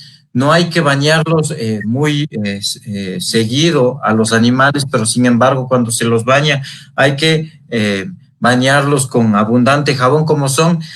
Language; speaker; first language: Spanish; native; Spanish